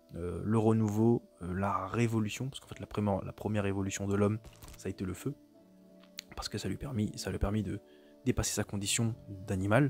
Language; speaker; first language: French; native; French